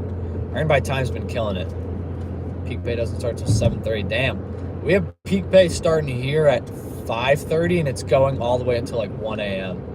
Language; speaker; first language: English; native; English